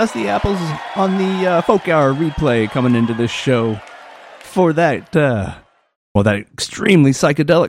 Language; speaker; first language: English; native; English